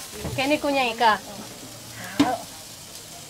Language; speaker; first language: Chinese; non-native, fluent; Indonesian